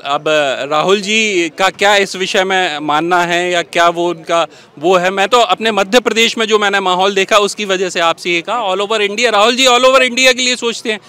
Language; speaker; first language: Hindi; native; Hindi